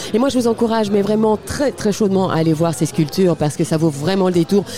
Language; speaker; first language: French; native; French